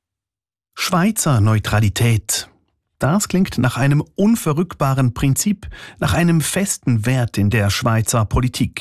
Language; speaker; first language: German; native; German